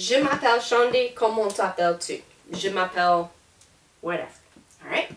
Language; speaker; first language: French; non-native, fluent; English